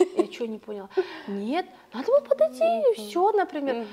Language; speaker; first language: Russian; non-native, local second language; Kazakh